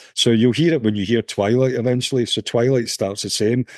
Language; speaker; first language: English; native; English